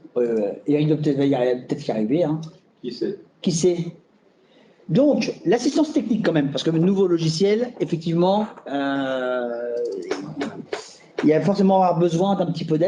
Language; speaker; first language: French; native; French